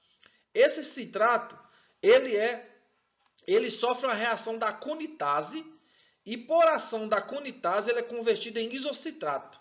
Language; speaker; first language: Portuguese; native; Portuguese